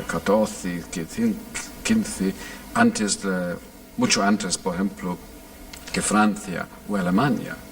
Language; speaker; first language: Spanish; non-native, fluent; English